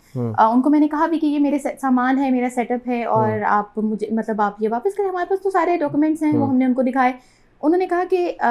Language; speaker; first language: Urdu; native; Urdu